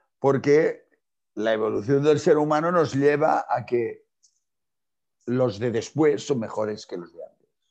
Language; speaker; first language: Spanish; non-native, local second language; Catalan